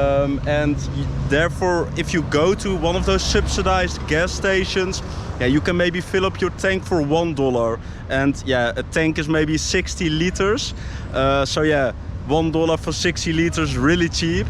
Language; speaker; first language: English; non-native, fluent; Dutch